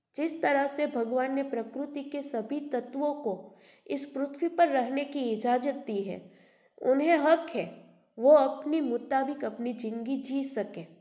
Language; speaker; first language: Hindi; non-native, local second language; Gujarati